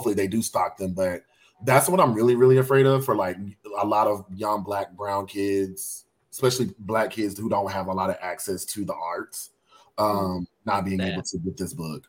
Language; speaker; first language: English; native; English